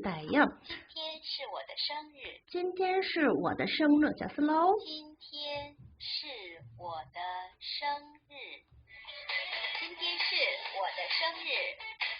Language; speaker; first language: Chinese; non-native, learner; Korean